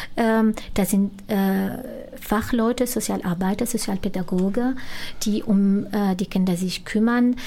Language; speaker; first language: German; non-native, fluent; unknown